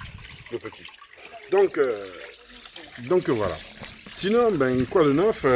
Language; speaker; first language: French; native; French